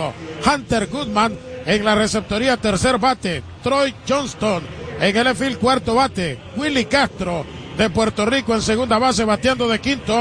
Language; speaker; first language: Spanish; native; Spanish